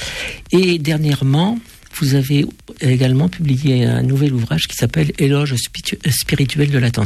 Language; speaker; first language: French; native; French